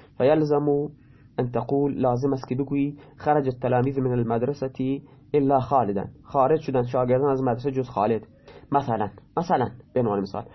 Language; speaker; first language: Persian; non-native, local second language; Baluchi